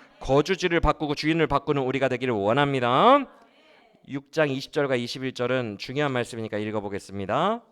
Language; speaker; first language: Korean; native; Korean